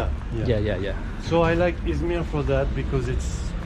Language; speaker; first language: English; non-native, fluent; French